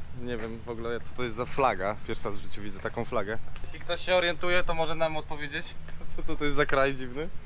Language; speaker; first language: Polish; native; Polish